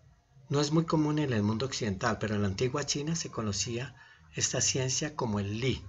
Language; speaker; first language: Spanish; native; Spanish